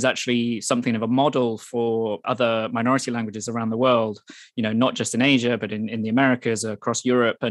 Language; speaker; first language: English; native; English